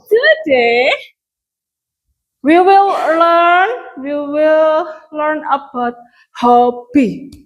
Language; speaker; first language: English; non-native, learner; Indonesian